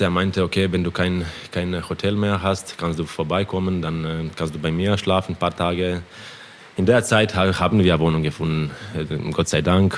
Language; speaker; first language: German; non-native, fluent; Croatian